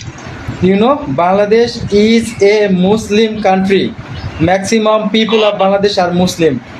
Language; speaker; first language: English; non-native, learner; Bangla